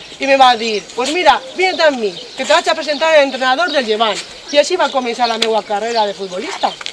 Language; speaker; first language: Catalan; native; Catalan